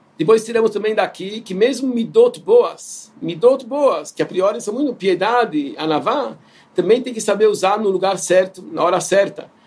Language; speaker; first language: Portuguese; non-native, fluent; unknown